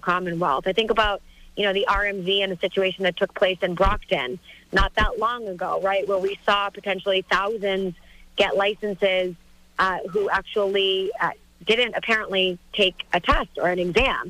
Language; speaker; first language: English; native; English